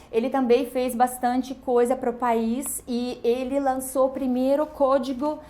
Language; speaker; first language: Portuguese; non-native, fluent; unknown